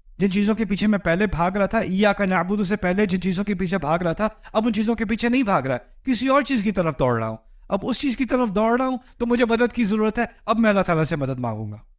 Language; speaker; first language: Urdu; early bilingual, heritage; Urdu